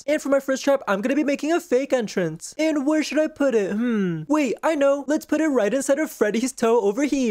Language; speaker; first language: English; native; English